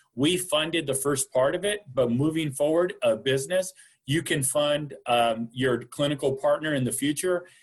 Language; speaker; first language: English; native; English